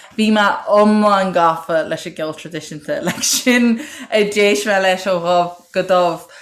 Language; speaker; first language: Irish; native; Irish